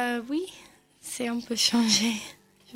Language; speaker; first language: French; non-native, learner; English